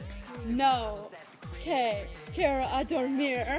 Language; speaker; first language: Spanish; non-native, learner; English